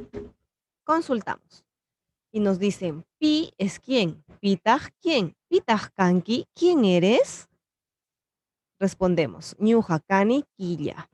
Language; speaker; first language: Spanish; non-native, local second language; Quechua